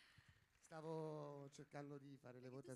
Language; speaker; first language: Italian; native; Italian